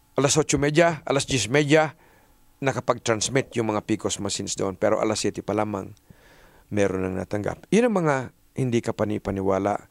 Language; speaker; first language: Filipino; native; Filipino